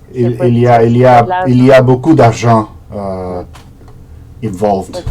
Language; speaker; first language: French; non-native, learner; Portuguese